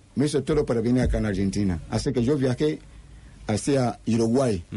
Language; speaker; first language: Spanish; non-native, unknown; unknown